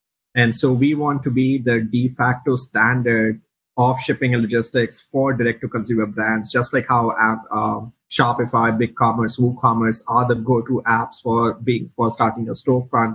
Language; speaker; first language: English; non-native, local second language; Hindi